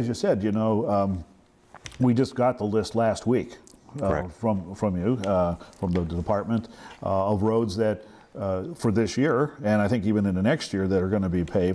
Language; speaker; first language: English; native; English